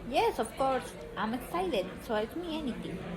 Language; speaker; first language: English; non-native, learner; Spanish